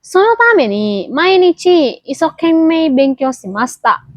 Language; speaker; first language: Japanese; non-native, learner; Indonesian